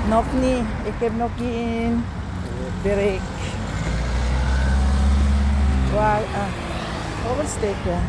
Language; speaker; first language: Dutch; non-native, learner; Filipino